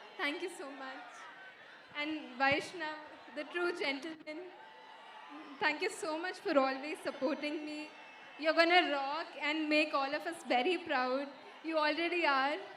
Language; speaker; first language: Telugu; non-native, local second language; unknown